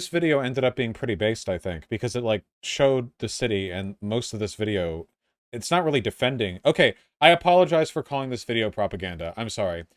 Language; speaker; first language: English; native; English